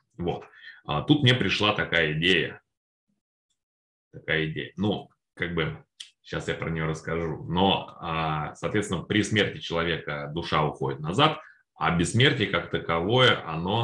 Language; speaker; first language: Russian; native; Russian